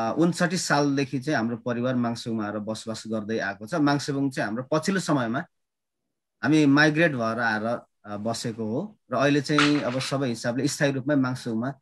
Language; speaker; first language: Nepali; non-native, local second language; Limbu